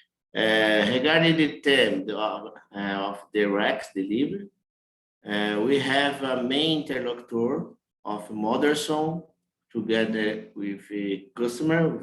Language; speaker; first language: English; non-native, learner; Portuguese